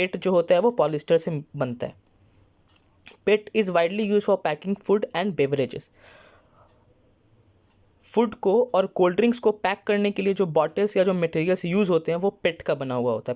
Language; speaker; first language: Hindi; native; Hindi